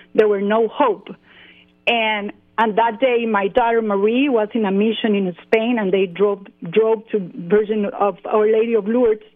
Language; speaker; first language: English; non-native, fluent; Spanish